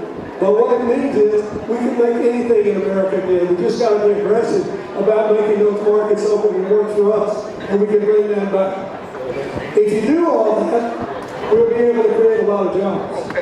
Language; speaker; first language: English; native; English